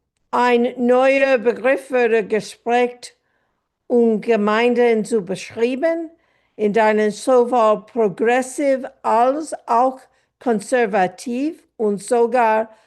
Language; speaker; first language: German; non-native, fluent; English